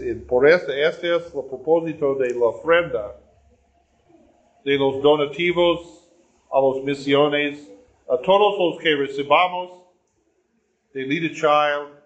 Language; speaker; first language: Spanish; non-native, learner; English